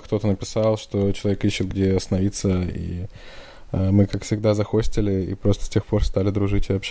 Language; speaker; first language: Russian; native; Russian